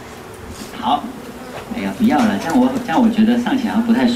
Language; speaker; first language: Chinese; native; Chinese